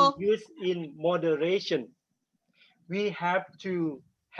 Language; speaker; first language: English; non-native, learner; Thai